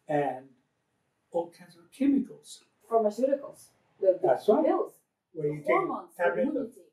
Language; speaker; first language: English; non-native, fluent; French